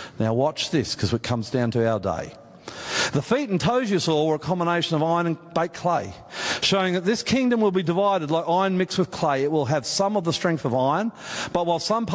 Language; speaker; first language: English; native; English